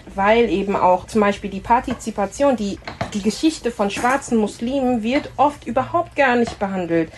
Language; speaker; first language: German; native; German